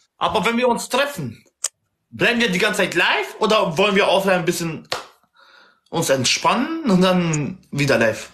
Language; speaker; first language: German; early bilingual, other home language; Albanian